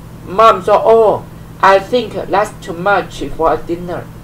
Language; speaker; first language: English; non-native, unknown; Chinese